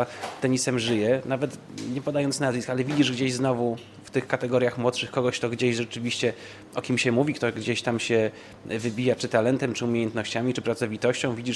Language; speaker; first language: Polish; native; Polish